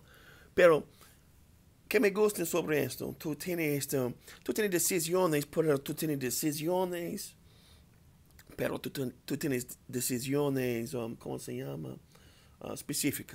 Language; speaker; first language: Spanish; non-native, learner; English